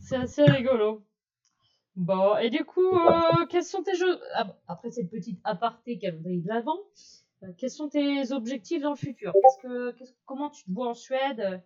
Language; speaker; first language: French; native; French